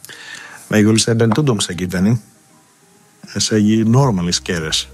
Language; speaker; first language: Hungarian; non-native, learner; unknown